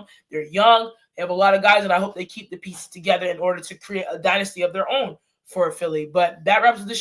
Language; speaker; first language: English; native; English